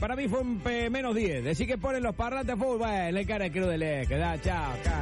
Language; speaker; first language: Spanish; native; Spanish